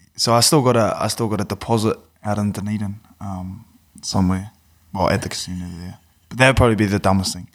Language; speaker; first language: English; native; English